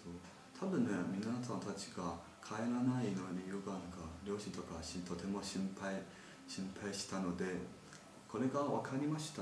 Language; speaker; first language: Japanese; non-native, learner; Chinese